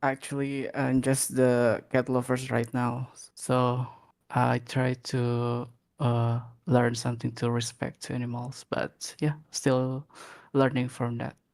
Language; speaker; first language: English; non-native, learner; Indonesian